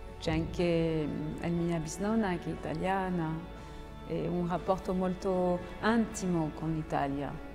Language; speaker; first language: Italian; non-native, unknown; French